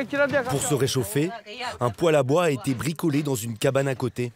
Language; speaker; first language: French; native; French